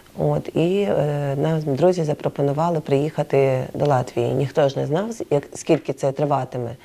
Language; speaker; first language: Ukrainian; native; Ukrainian